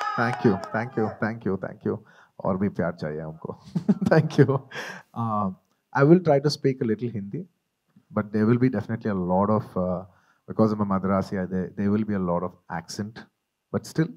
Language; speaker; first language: Hindi; non-native, local second language; Telugu